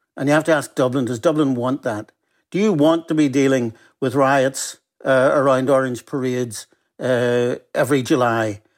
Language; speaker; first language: English; native; English